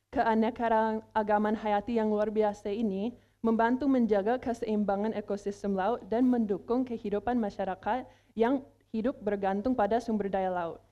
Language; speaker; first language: Indonesian; non-native, fluent; English